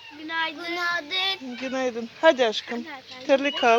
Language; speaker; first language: Turkish; non-native, learner; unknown